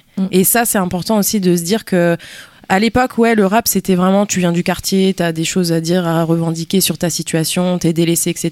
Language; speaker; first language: French; early bilingual, other home language; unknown